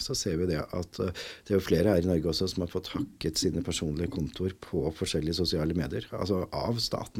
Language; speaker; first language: Norwegian; native; Norwegian